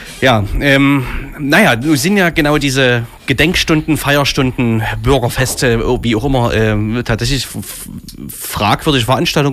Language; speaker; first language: German; native; German